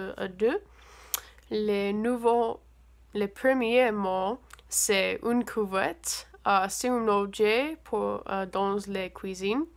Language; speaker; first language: French; non-native, learner; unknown